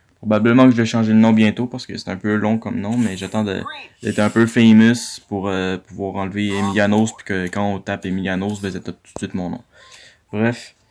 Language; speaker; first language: French; native; French